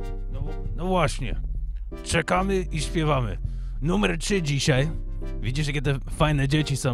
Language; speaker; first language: Polish; early bilingual, heritage; English